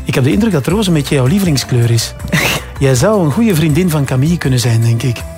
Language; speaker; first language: Dutch; native; Dutch